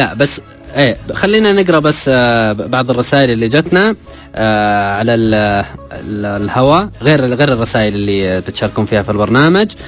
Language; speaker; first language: Arabic; native; Arabic